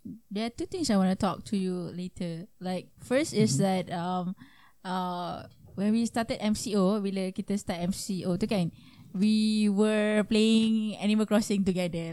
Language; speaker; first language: English; non-native, local second language; Malay